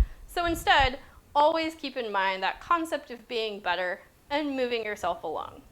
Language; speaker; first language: English; native; English